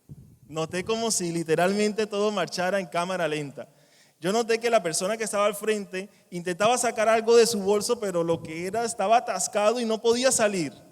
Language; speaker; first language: Spanish; native; Spanish